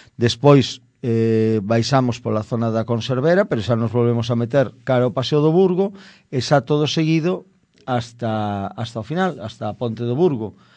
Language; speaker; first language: Galician; non-native, local second language; Spanish